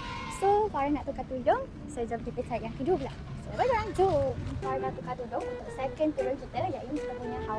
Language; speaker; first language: Malay; native; Malay